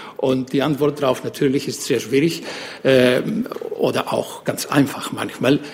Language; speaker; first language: German; non-native, fluent; Greek